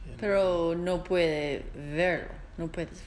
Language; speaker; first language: Spanish; non-native, learner; English